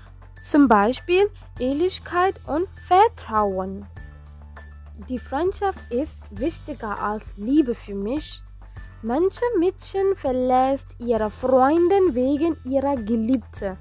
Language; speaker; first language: German; non-native, learner; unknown